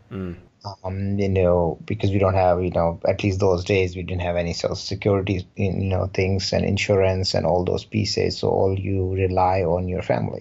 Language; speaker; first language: English; non-native, local second language; Rajasthani